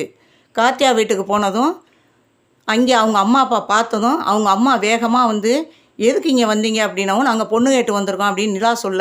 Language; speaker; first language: Tamil; native; Tamil